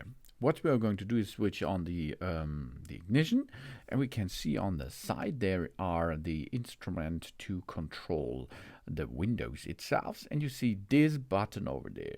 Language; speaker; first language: English; non-native, fluent; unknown